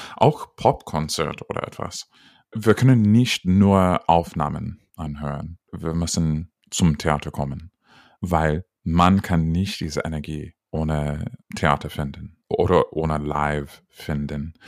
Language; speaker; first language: German; non-native, learner; English